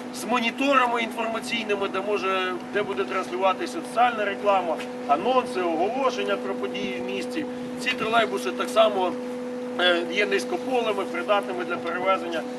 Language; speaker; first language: Ukrainian; native; Ukrainian